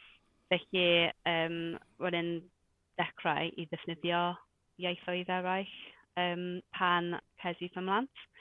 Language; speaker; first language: Welsh; non-native, local second language; English